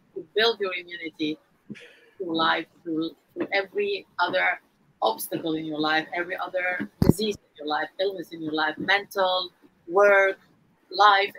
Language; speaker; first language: English; non-native, fluent; Arabic